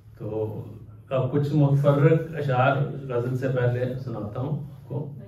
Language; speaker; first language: Urdu; non-native, local second language; Punjabi